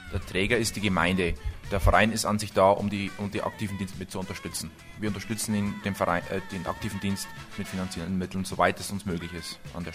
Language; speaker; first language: German; native; German